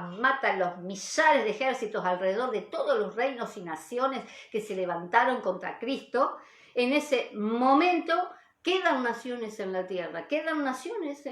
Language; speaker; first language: Spanish; native; Spanish